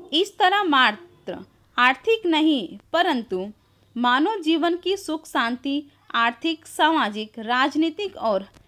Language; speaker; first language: Hindi; non-native, local second language; Gujarati